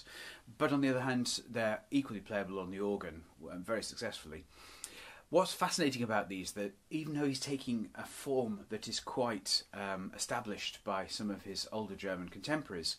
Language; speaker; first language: English; native; English